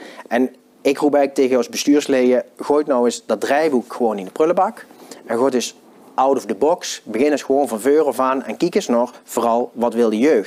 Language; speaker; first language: Dutch; native; Dutch